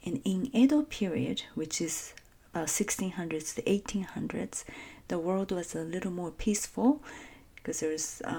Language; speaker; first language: English; non-native, fluent; Japanese